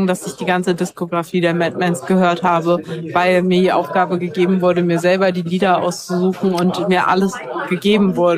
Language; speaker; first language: German; native; German